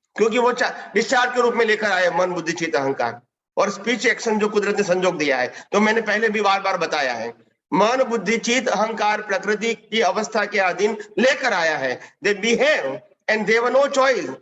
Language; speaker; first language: Hindi; non-native, local second language; Gujarati